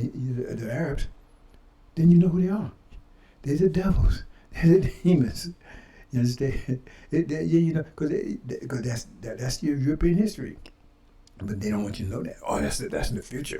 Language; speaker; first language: English; native; English